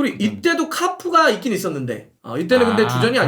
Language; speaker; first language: Korean; native; Korean